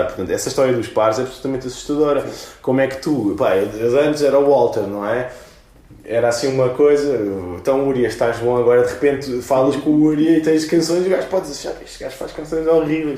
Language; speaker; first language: Portuguese; native; Portuguese